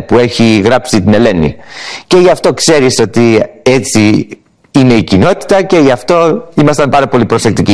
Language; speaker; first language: Greek; early bilingual, heritage; Greek